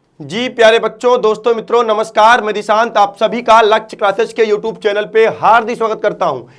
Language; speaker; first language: Hindi; native; Hindi